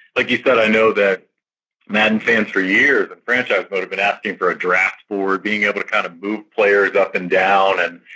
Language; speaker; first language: English; native; English